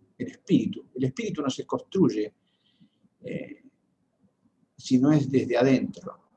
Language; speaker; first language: Spanish; native; Spanish